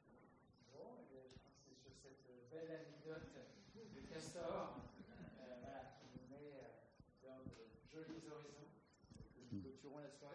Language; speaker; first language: French; native; French